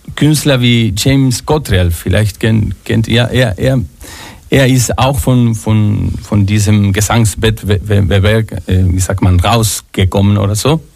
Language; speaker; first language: German; non-native, fluent; Spanish